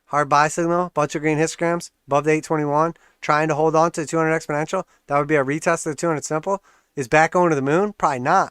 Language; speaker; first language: English; native; English